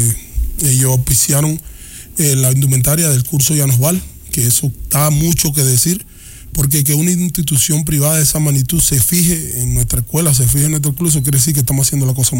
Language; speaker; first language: Spanish; native; Spanish